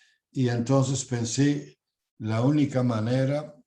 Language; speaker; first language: Spanish; non-native, fluent; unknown